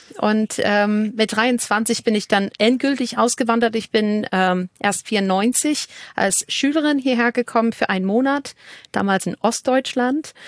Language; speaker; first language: German; non-native, fluent; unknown